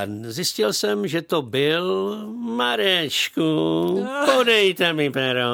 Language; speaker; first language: Czech; native; Czech